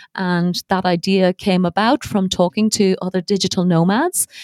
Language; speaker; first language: English; native; English